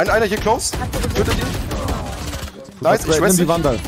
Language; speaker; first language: German; native; German